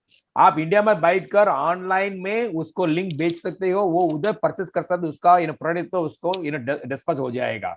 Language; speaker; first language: Hindi; non-native, fluent; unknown